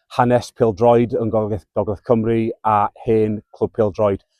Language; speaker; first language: Welsh; non-native, learner; English